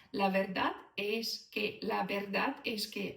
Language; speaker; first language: Spanish; non-native, fluent; Ukrainian